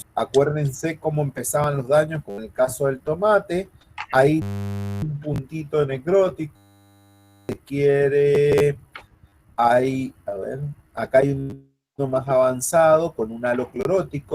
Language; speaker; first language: Spanish; native; Spanish